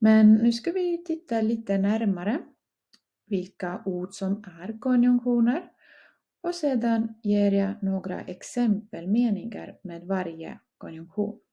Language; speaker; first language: Swedish; non-native, fluent; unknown